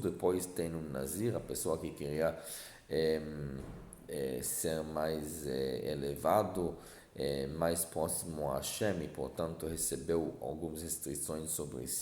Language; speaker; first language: Portuguese; non-native, fluent; Hebrew